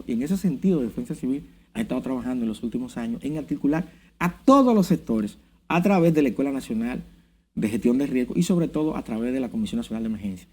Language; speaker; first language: Spanish; native; Spanish